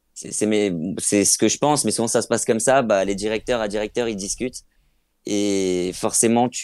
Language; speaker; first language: French; native; French